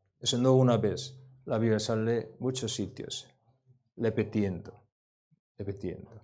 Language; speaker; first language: Spanish; non-native, learner; Korean